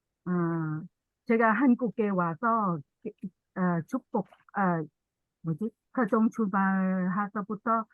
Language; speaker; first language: Korean; non-native, learner; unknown